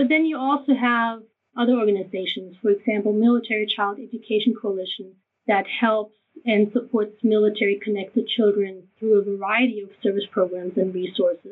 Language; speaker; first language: English; non-native, fluent; German